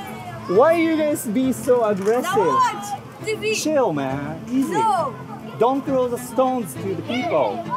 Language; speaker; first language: English; non-native, learner; Japanese